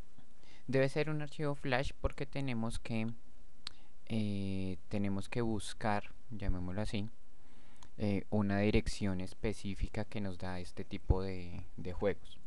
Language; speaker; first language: Spanish; native; Spanish